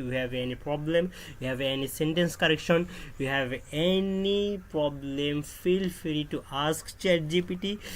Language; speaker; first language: English; non-native, learner; Bangla